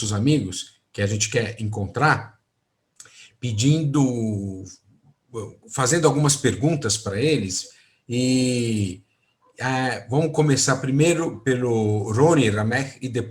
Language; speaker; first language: Portuguese; native; Portuguese